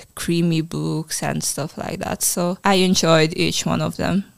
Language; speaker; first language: English; non-native, fluent; Hungarian